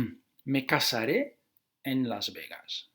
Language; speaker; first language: Spanish; non-native, fluent; Dutch